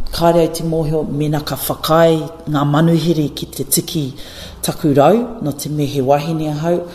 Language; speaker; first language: Māori; non-native, local second language; English